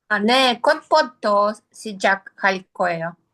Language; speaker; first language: Korean; non-native, learner; Japanese